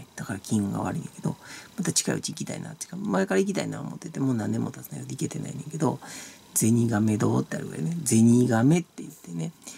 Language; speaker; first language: Japanese; native; Japanese